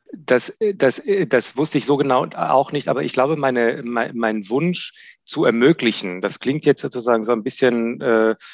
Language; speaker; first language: German; non-native, fluent; Hebrew